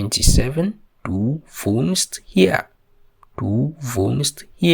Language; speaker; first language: German; non-native, fluent; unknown